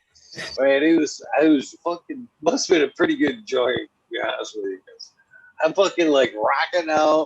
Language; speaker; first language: English; native; English